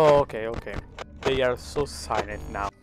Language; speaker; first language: English; non-native, learner; Italian